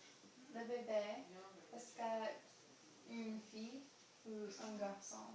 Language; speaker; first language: French; non-native, learner; English